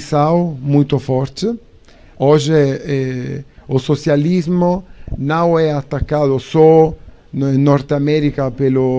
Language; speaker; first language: Portuguese; non-native, learner; Italian